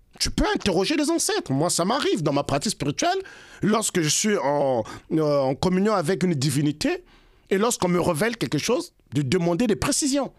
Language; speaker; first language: French; non-native, local second language; Kongo